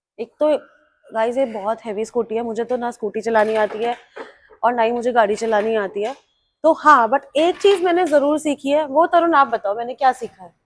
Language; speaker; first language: Hindi; native; Hindi